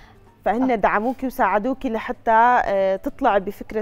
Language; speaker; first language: Arabic; native; Arabic